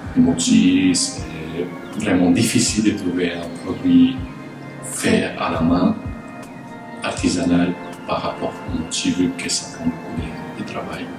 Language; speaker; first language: French; non-native, fluent; Italian